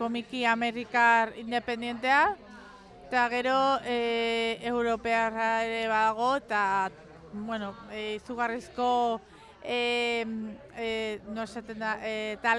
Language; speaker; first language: Basque; non-native, local second language; Spanish